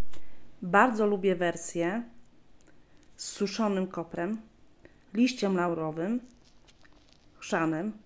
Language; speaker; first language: Polish; native; Polish